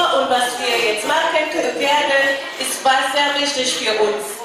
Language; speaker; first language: German; non-native, fluent; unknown